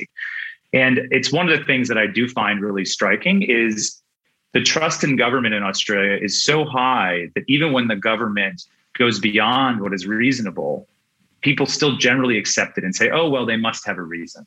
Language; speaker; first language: English; native; English